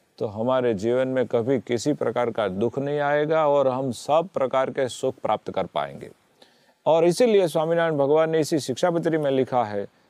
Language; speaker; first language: Hindi; non-native, local second language; Gujarati